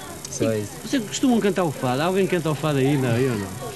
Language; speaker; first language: Portuguese; native; Portuguese